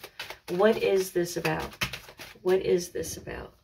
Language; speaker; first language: English; native; English